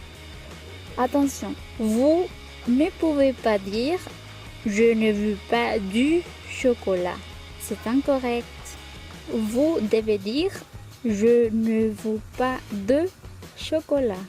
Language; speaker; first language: French; non-native, fluent; Spanish